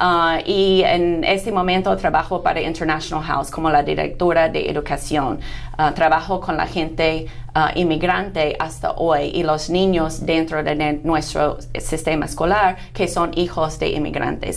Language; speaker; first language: Spanish; non-native, fluent; English